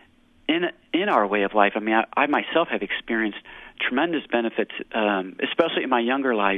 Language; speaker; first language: English; native; English